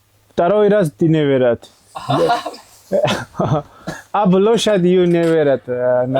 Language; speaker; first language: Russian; non-native, learner; Georgian